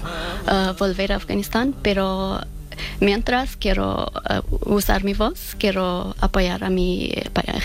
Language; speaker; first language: Spanish; non-native, learner; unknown